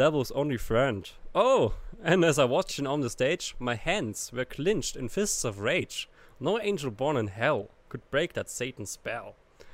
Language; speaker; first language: English; non-native, fluent; German